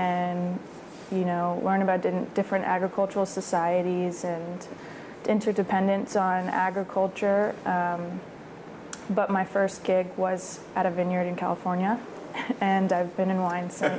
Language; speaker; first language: English; native; English